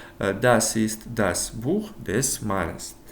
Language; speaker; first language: German; non-native, fluent; Ukrainian